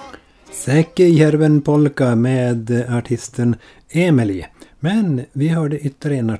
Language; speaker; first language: Swedish; native; Swedish